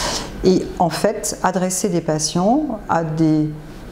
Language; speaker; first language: French; native; French